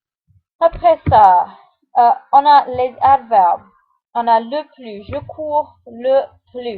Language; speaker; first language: French; non-native, fluent; English